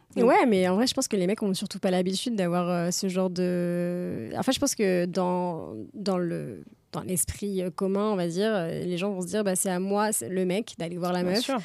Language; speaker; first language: French; native; French